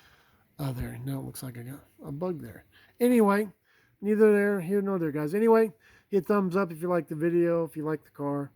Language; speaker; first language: English; native; English